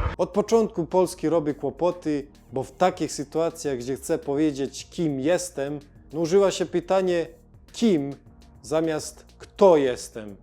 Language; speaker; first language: Polish; non-native, learner; Serbian